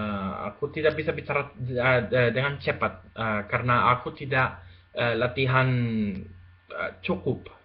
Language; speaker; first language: Indonesian; non-native, learner; Spanish